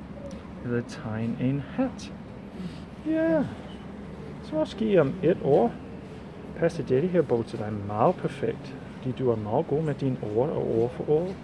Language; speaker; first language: Danish; non-native, fluent; English